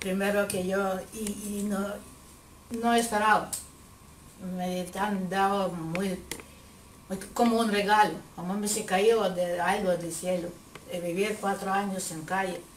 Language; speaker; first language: Spanish; non-native, learner; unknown